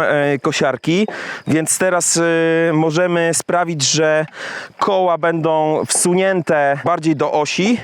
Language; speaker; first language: Polish; native; Polish